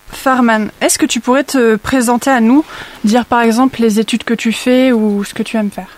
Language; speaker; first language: French; native; French